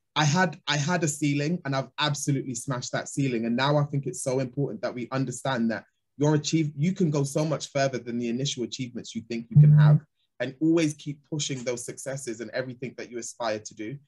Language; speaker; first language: English; native; English